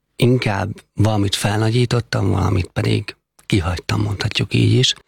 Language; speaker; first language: Hungarian; native; Hungarian